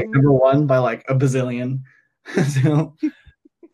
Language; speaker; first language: English; native; English